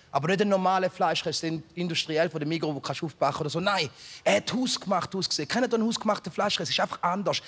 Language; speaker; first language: German; early bilingual, other home language; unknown